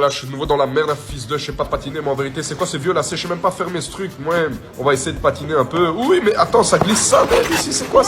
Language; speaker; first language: French; native; French